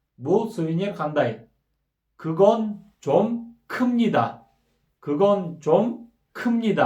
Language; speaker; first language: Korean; non-native, fluent; Kyrgyz